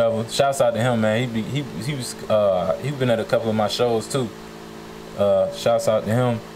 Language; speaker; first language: English; native; English